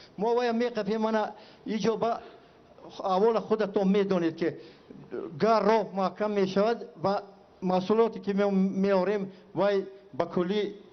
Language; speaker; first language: Tajik; non-native, local second language; Shughni